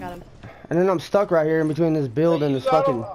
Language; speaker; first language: English; native; English